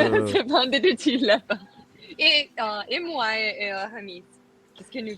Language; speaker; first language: French; non-native, learner; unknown